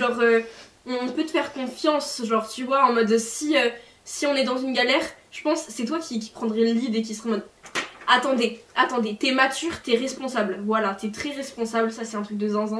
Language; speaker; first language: French; native; French